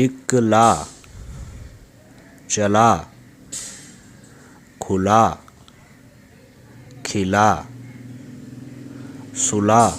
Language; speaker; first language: Urdu; native; Urdu